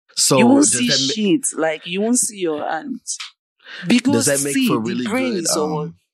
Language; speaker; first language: English; non-native, local second language; Yoruba